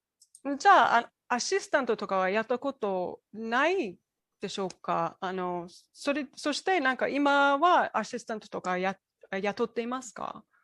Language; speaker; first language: Japanese; non-native, fluent; English